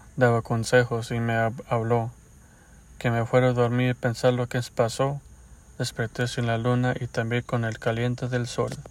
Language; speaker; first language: Spanish; early bilingual, heritage; Spanish